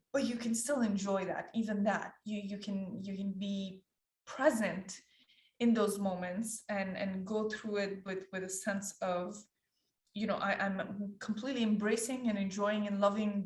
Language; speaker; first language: English; early bilingual, other home language; Persian